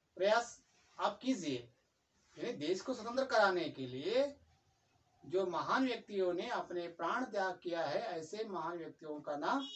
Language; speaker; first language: Hindi; non-native, local second language; Kannada